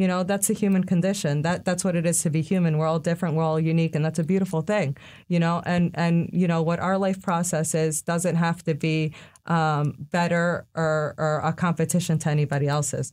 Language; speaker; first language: English; early bilingual, other home language; Spanish